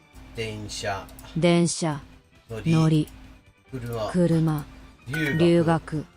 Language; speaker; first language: Japanese; non-native, learner; English